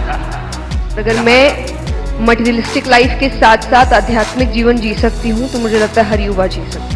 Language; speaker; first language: Hindi; native; Hindi